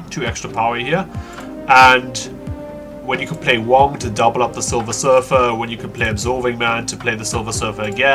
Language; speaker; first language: English; native; English